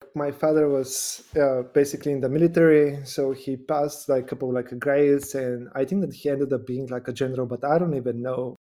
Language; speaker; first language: English; non-native, fluent; Bulgarian